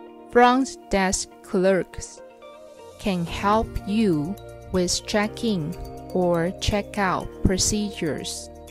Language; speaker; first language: English; non-native, fluent; Chinese